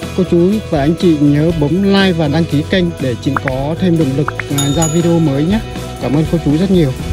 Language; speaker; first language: Vietnamese; non-native, local second language; Tày